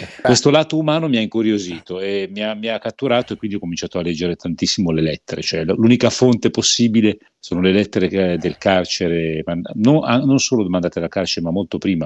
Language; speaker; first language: Italian; native; Italian